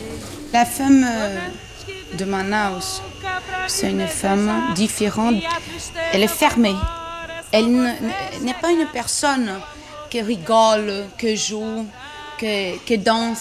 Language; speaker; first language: French; non-native, learner; Portuguese